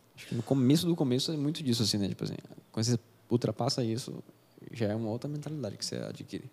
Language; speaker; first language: Portuguese; native; Portuguese